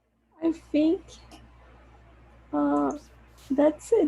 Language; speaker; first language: English; non-native, learner; Portuguese